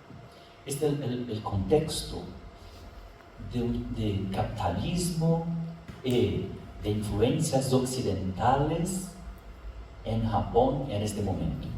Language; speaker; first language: Spanish; non-native, fluent; Portuguese